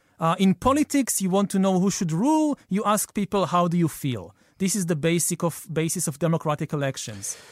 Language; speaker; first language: English; non-native, fluent; Hebrew